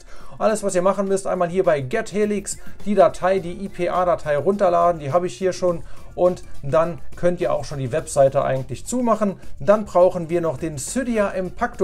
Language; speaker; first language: German; native; German